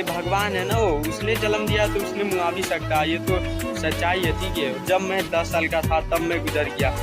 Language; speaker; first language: Hindi; non-native, local second language; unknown